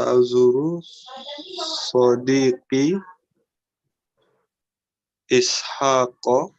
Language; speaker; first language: Arabic; non-native, learner; Indonesian